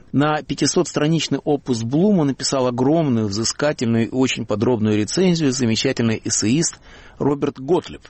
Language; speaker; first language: Russian; native; Russian